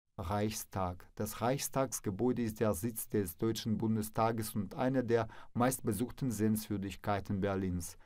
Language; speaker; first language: German; non-native, fluent; Russian